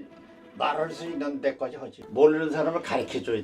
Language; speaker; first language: Korean; native; Korean